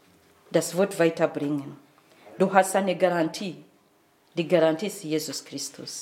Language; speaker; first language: German; non-native, fluent; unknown